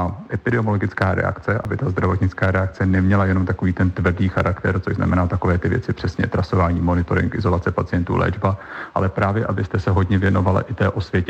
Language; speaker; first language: Czech; native; Czech